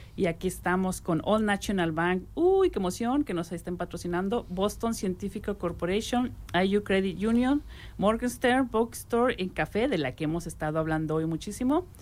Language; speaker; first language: Spanish; native; Spanish